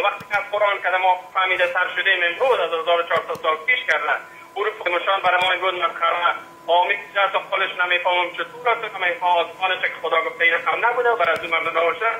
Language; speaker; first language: Persian; native; Persian